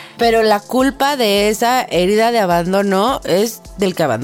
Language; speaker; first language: Spanish; native; Spanish